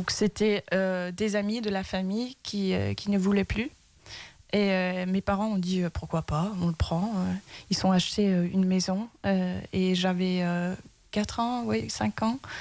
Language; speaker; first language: French; early bilingual, heritage; Danish